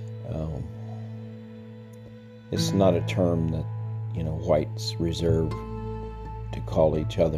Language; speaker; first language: English; native; English